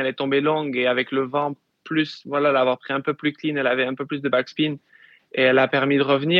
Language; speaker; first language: French; native; French